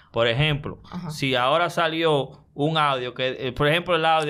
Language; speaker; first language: Spanish; native; Spanish